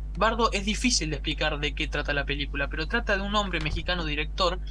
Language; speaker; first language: Spanish; native; Spanish